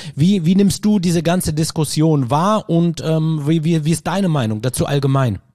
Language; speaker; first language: German; early bilingual, other home language; Arabic